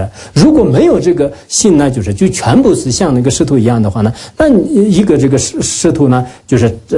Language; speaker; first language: Chinese; non-native, local second language; Tibetan